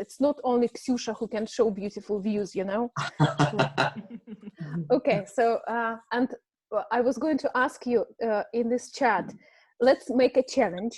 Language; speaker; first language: English; non-native, fluent; Russian